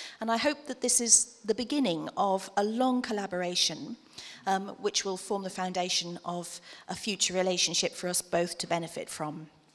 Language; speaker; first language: English; native; English